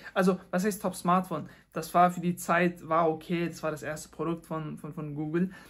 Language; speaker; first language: German; non-native, fluent; Persian